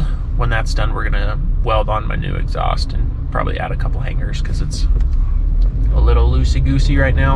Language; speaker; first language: English; native; English